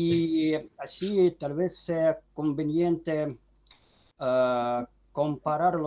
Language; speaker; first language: Spanish; non-native, fluent; Ukrainian